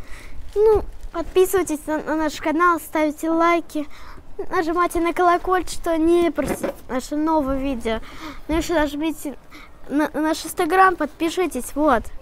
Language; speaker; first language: Russian; native; Russian